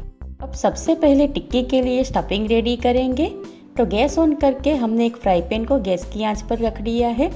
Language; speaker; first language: Hindi; non-native, local second language; Gujarati